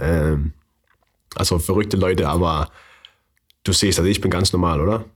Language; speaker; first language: German; non-native, fluent; Danish